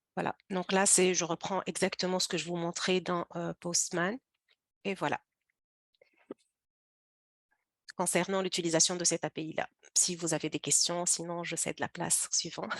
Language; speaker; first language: French; native; French